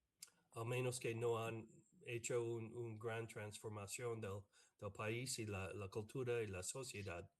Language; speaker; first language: Spanish; non-native, fluent; English